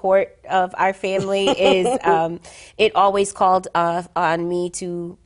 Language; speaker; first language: English; native; English